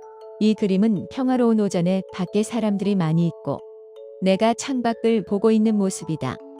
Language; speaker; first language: Korean; native; Korean